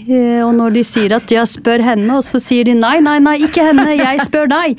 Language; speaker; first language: Norwegian; non-native, fluent; Turkish